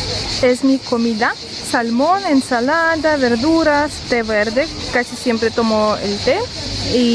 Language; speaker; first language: Spanish; non-native, fluent; Russian